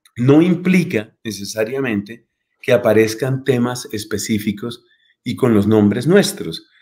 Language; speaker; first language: Spanish; native; Spanish